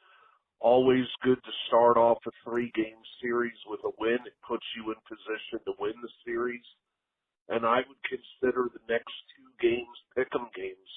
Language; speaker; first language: English; native; English